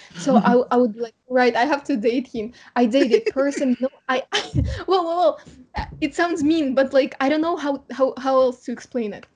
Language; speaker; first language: English; non-native, fluent; Kazakh